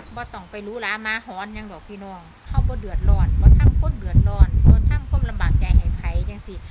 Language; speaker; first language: Thai; non-native, local second language; Northeastern Thai